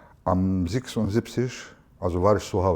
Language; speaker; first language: German; non-native, fluent; Arabic